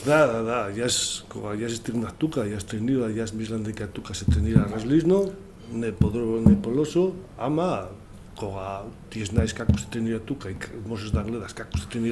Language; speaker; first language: Macedonian; non-native, learner; Spanish